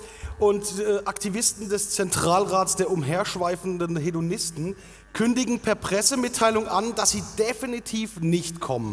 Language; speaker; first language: German; native; German